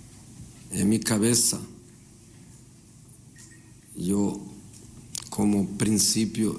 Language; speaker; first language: Spanish; non-native, fluent; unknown